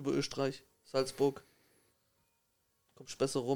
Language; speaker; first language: German; native; German